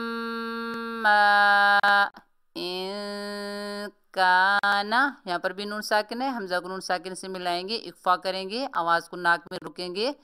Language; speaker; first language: Urdu; native; Urdu